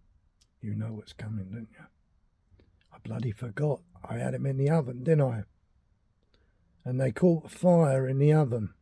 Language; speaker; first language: English; native; English